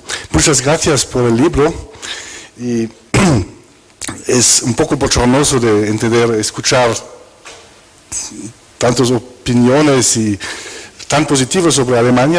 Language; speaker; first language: Spanish; non-native, fluent; German